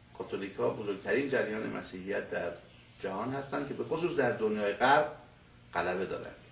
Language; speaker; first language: Persian; native; Persian